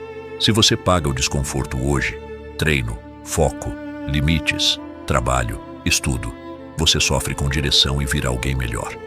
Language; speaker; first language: Portuguese; native; Portuguese